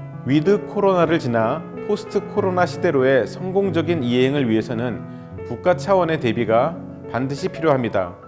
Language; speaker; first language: Korean; native; Korean